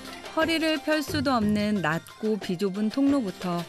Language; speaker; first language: Korean; native; Korean